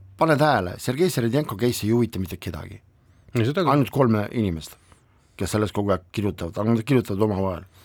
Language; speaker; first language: Estonian; non-native, local second language; Russian